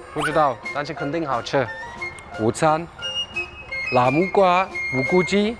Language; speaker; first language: Chinese; non-native, fluent; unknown